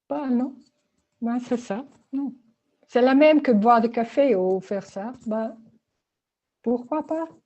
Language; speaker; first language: French; non-native, learner; Dutch